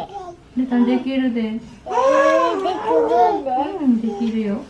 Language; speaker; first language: Japanese; native; Japanese